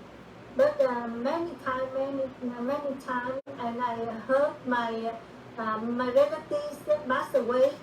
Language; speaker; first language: English; non-native, learner; Vietnamese